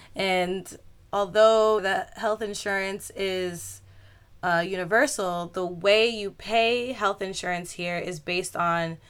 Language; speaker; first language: English; native; English